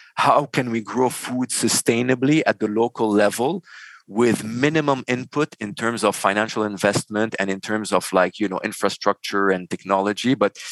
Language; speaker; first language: English; non-native, fluent; Arabic